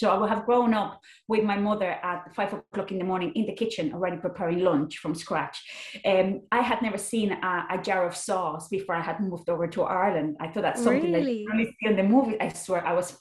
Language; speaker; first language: English; non-native, fluent; Spanish